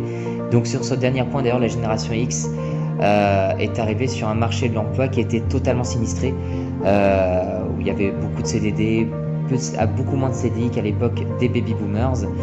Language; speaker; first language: French; native; French